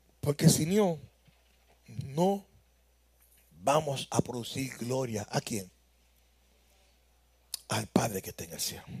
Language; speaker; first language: Spanish; native; Spanish